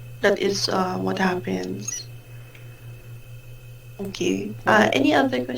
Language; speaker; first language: English; non-native, fluent; Filipino